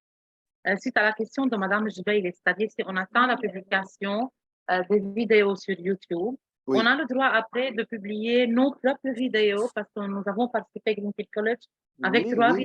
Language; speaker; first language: French; non-native, local second language; Arabic